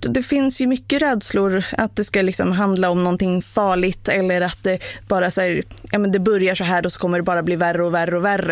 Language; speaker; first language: Swedish; native; Swedish